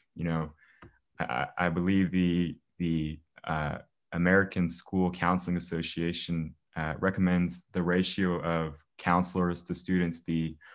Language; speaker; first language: English; native; English